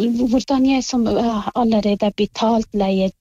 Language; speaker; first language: Norwegian; non-native, fluent; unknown